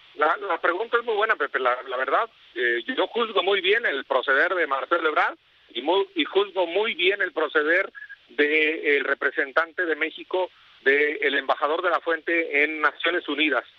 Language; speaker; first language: Spanish; native; Spanish